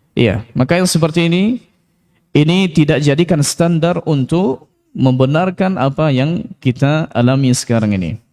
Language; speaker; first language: Malay; non-native, local second language; Minangkabau